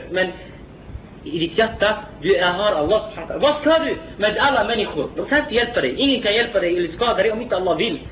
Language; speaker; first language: Swedish; non-native, fluent; Arabic